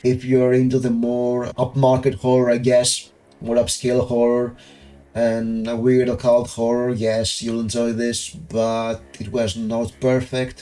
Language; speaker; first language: English; non-native, fluent; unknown